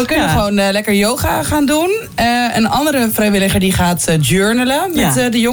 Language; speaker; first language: Dutch; native; Dutch